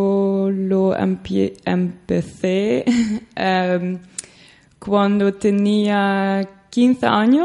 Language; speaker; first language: Spanish; non-native, learner; Dutch